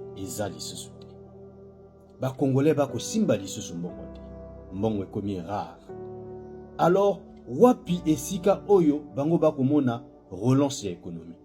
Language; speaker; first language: Lingala; native; Lingala